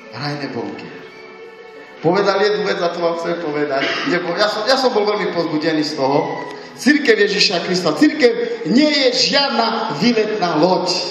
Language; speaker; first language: Slovak; non-native, local second language; Romany